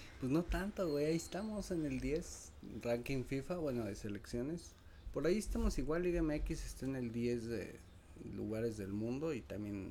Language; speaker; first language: Spanish; native; Spanish